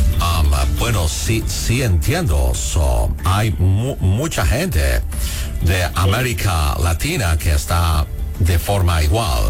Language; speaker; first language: Spanish; non-native, learner; English